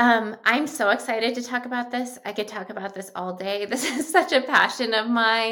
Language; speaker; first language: English; native; English